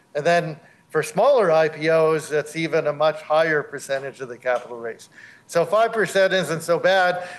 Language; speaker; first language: English; native; English